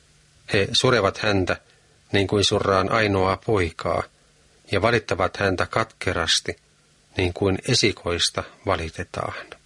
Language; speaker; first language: Finnish; native; Finnish